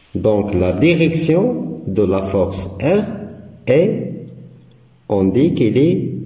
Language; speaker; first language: French; non-native, local second language; Arabic